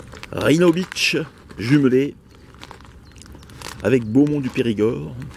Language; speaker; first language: French; native; French